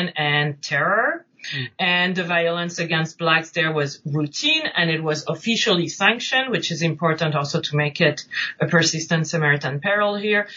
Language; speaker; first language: English; non-native, fluent; French